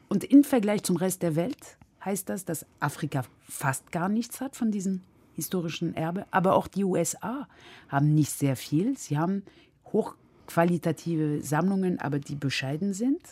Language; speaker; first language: German; non-native, fluent; French